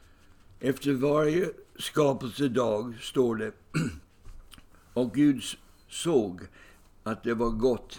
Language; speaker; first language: Swedish; non-native, fluent; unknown